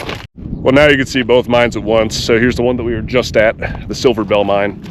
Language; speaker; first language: English; native; English